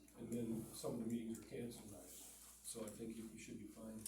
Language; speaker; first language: English; native; English